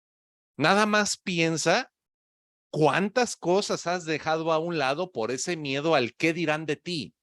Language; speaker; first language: Spanish; native; Spanish